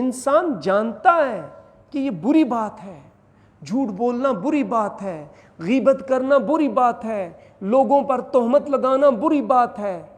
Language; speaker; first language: Urdu; native; Urdu